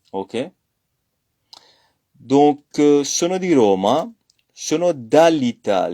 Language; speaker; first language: Italian; non-native, fluent; French